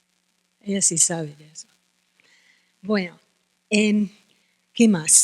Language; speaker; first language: Spanish; non-native, fluent; English